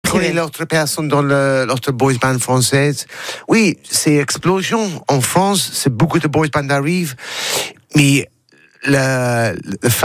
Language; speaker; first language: French; non-native, learner; English